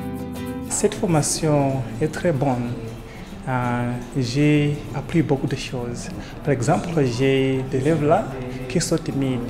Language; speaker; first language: French; non-native, fluent; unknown